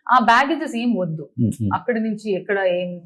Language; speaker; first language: Telugu; non-native, learner; Kannada